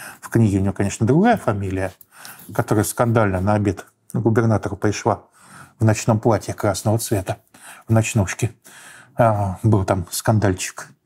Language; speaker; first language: Russian; native; Russian